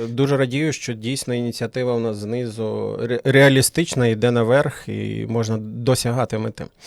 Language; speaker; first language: Ukrainian; native; Ukrainian